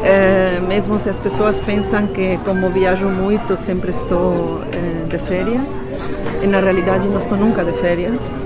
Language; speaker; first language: Portuguese; non-native, fluent; Spanish